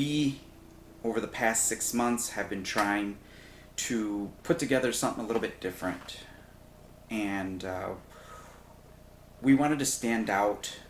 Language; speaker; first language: English; native; English